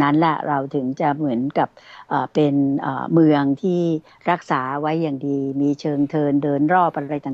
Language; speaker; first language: Thai; native; Thai